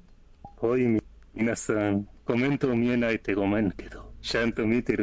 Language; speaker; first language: Japanese; non-native, learner; English